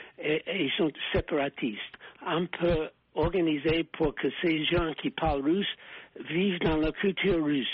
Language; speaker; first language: French; non-native, fluent; English